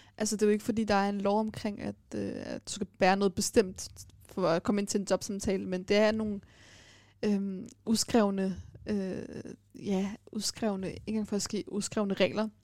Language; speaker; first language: Danish; early bilingual, other home language; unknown